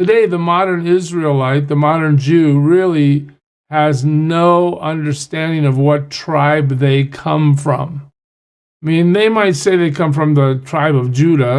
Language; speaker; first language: English; native; English